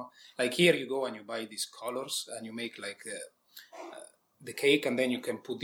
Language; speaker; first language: English; non-native, fluent; Italian